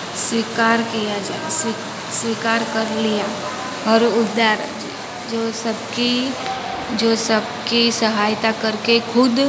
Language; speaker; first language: Hindi; non-native, local second language; Gujarati